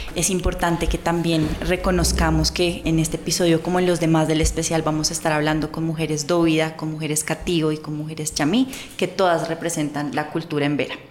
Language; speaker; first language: Spanish; native; Spanish